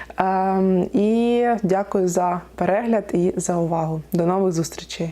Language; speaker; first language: Ukrainian; non-native, local second language; Russian